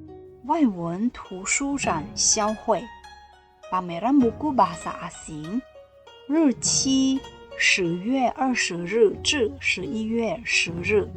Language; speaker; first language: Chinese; non-native, fluent; Indonesian